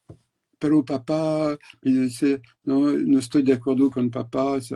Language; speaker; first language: Spanish; non-native, fluent; French